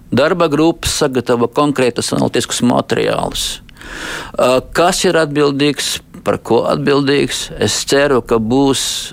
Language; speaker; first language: Latvian; non-native, local second language; Russian